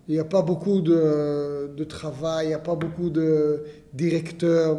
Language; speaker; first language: French; non-native, fluent; Hebrew